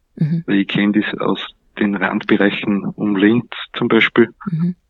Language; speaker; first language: German; native; German